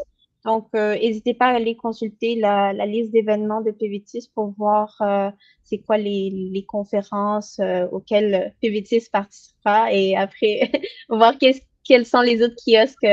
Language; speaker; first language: French; native; French